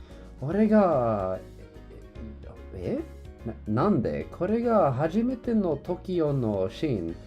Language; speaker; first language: Japanese; non-native, learner; English